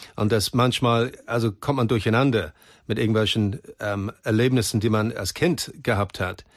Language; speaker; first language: German; non-native, fluent; English